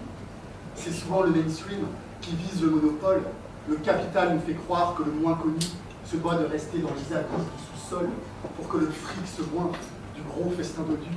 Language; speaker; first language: French; native; French